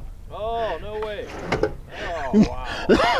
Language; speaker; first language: English; native; English